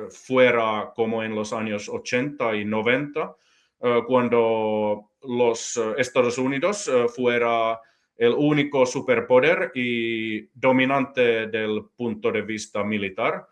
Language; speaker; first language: Spanish; non-native, fluent; Finnish